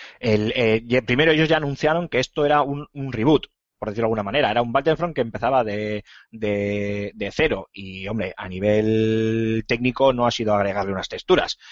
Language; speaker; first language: Spanish; native; Spanish